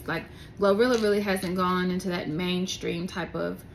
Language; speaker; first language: English; native; English